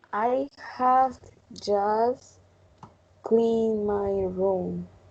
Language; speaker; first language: English; non-native, learner; Spanish